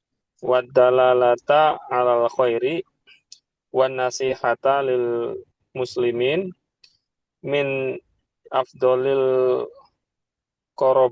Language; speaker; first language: Arabic; non-native, learner; Indonesian